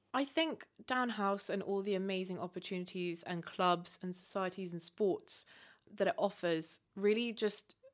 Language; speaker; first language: English; native; English